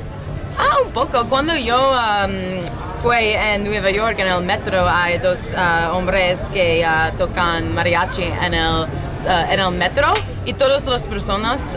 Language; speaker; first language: Spanish; non-native, learner; English